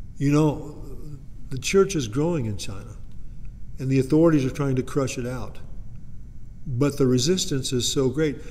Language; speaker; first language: English; native; English